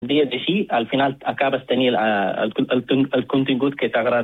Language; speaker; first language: Catalan; non-native, fluent; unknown